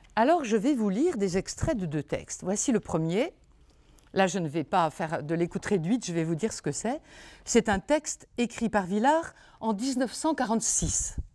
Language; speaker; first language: French; native; French